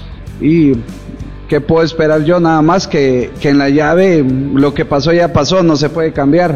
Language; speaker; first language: Spanish; native; Spanish